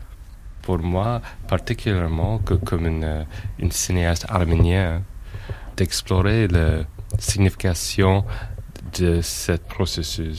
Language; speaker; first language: French; non-native, fluent; English